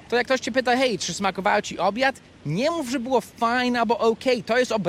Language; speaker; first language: Polish; non-native, fluent; English